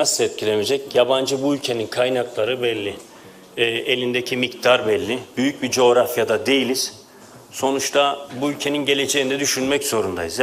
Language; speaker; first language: Turkish; native; Turkish